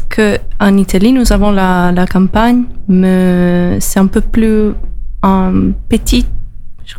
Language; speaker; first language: French; non-native, learner; Italian